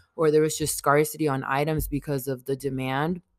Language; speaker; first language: English; early bilingual, other home language; Spanish